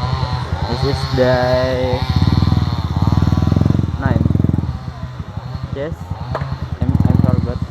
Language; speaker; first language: English; non-native, learner; Indonesian